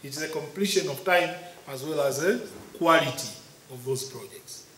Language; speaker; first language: English; non-native, local second language; Swahili